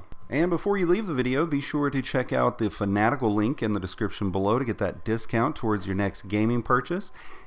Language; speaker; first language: English; native; English